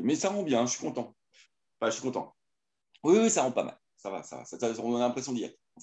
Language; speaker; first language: French; native; French